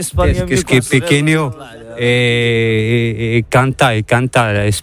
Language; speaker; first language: Spanish; non-native, learner; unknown